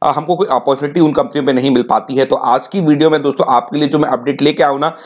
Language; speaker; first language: Hindi; native; Hindi